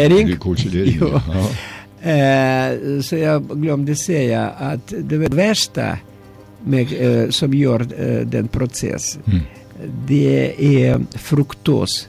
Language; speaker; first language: Swedish; non-native, learner; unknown